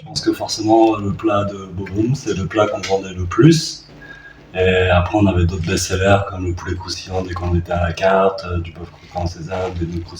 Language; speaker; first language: French; early bilingual, other home language; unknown